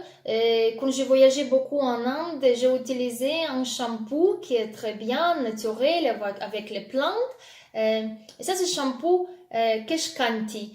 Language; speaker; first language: French; non-native, fluent; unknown